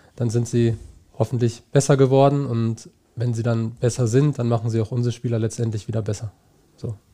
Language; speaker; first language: German; native; German